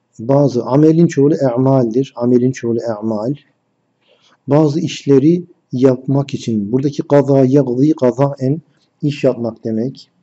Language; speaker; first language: Turkish; native; Turkish